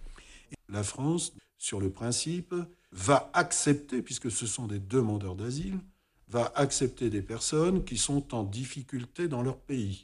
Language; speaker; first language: French; native; French